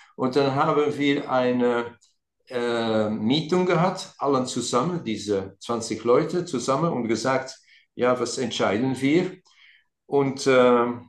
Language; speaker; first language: German; non-native, local second language; Dutch